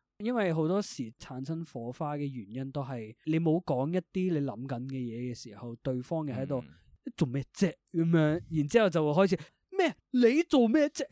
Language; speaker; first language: Cantonese; early bilingual, other home language; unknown